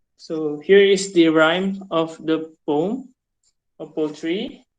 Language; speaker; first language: English; non-native, fluent; Indonesian